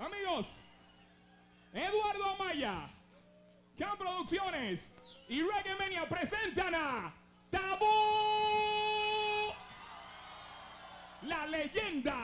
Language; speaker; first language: Spanish; native; Spanish